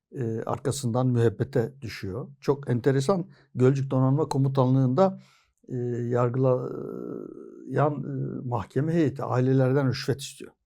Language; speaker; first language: Turkish; native; Turkish